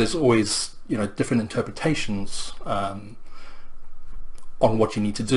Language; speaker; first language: English; native; English